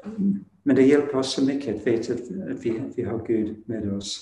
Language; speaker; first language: Swedish; non-native, fluent; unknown